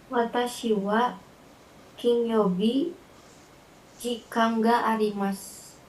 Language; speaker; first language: Japanese; non-native, learner; Indonesian